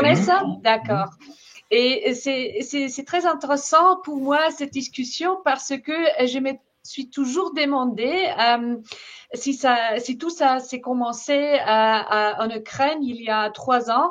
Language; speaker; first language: French; non-native, fluent; German